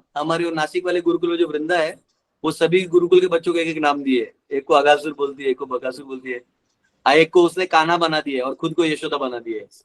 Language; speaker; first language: Hindi; non-native, local second language; Marathi